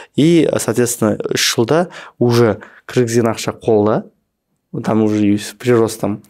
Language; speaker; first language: Russian; non-native, local second language; Kazakh